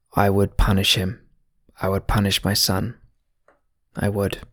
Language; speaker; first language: English; native; English